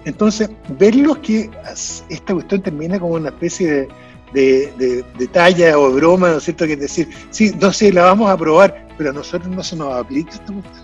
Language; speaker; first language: Spanish; native; Spanish